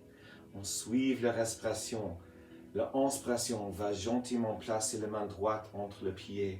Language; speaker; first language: French; non-native, fluent; English